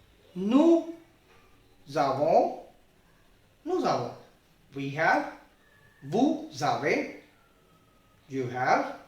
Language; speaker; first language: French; non-native, fluent; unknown